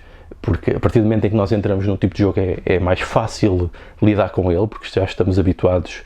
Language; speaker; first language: Portuguese; native; Portuguese